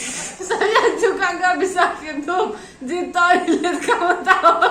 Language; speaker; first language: Indonesian; non-native, learner; Russian